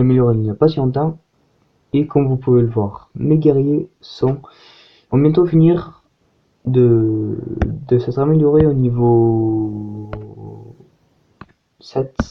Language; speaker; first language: French; native; French